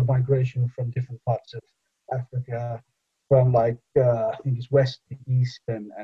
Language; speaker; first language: English; non-native, local second language; Bangla